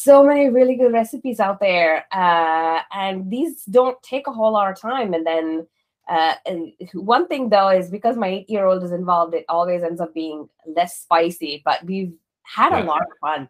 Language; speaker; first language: English; non-native, local second language; Kannada